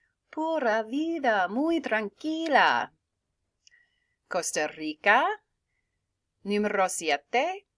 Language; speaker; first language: Spanish; non-native, fluent; English